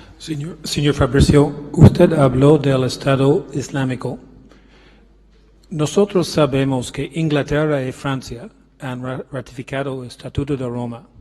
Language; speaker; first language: Spanish; non-native, learner; English